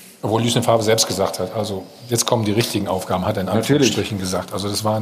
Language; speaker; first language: German; native; German